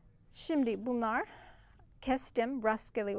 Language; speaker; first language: Turkish; non-native, fluent; English